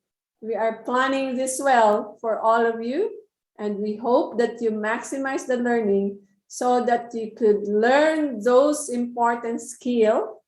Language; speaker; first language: English; non-native, local second language; Filipino